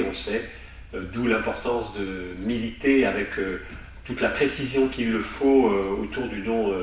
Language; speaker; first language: French; native; French